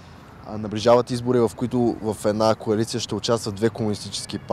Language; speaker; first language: Bulgarian; native; Bulgarian